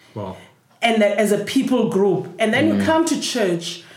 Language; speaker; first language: English; non-native, fluent; Xhosa